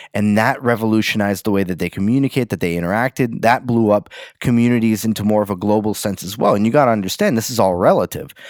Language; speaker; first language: English; native; English